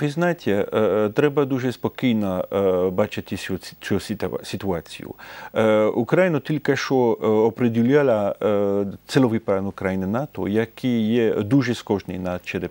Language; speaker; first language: Ukrainian; non-native, fluent; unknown